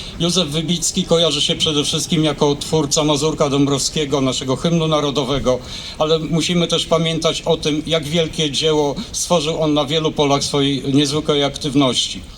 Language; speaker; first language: Polish; native; Polish